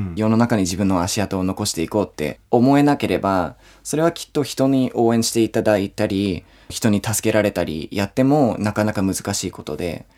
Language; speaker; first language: Japanese; non-native, fluent; English